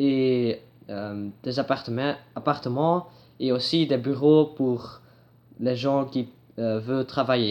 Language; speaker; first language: French; non-native, learner; Dutch